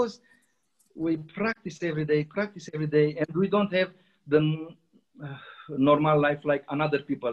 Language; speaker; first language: English; non-native, learner; Romanian